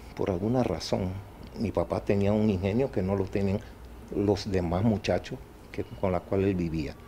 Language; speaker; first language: Spanish; native; Spanish